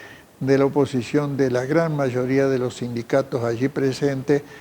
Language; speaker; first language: Spanish; native; Spanish